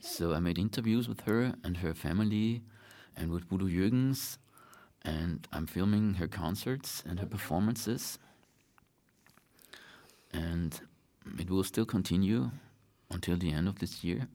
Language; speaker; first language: English; non-native, fluent; German